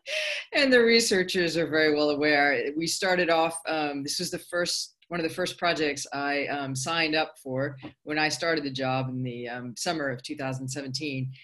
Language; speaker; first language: English; native; English